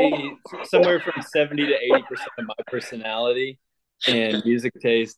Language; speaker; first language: English; native; English